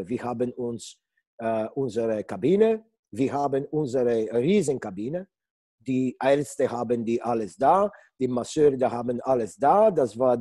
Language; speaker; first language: German; non-native, learner; Polish